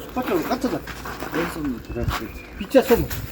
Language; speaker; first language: Russian; non-native, local second language; Kyrgyz